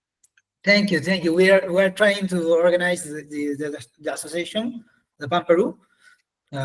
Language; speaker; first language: English; non-native, learner; Spanish